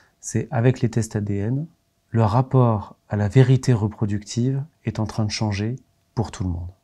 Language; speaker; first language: French; native; French